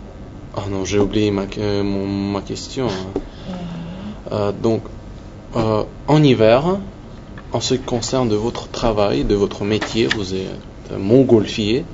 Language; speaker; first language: French; non-native, learner; Russian